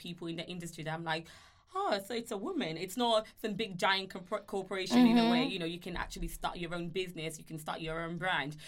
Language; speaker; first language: English; non-native, local second language; Yoruba